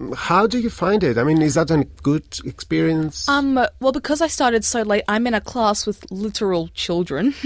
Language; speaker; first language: English; native; English